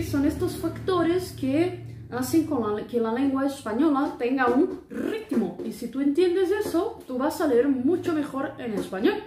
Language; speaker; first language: Spanish; non-native, fluent; Portuguese